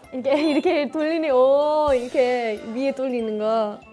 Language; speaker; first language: Korean; non-native, fluent; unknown